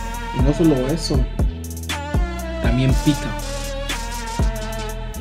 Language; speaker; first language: Spanish; early bilingual, other home language; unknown